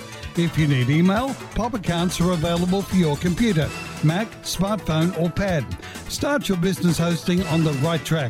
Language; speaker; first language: English; native; English